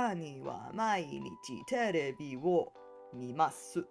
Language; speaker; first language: Japanese; non-native, learner; English